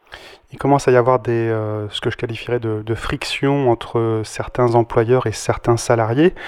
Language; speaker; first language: French; native; French